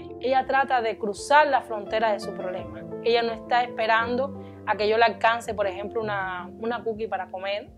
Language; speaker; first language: Spanish; native; Spanish